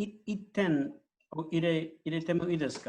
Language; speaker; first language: Japanese; non-native, fluent; English